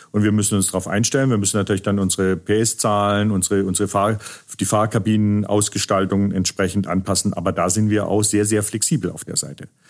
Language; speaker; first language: German; native; German